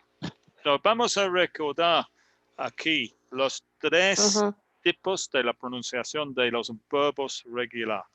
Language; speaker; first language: Spanish; non-native, fluent; English